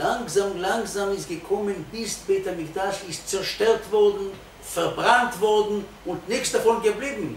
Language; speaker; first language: German; non-native, fluent; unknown